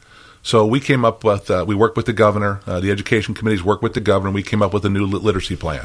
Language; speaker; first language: English; native; English